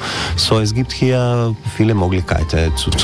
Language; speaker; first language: German; non-native, learner; Croatian